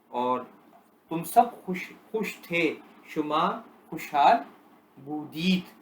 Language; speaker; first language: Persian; non-native, fluent; Urdu